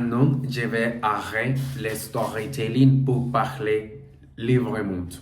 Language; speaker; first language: French; non-native, learner; Portuguese